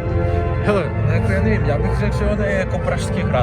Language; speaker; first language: Czech; non-native, fluent; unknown